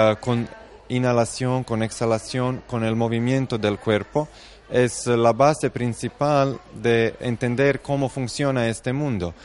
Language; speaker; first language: Spanish; non-native, fluent; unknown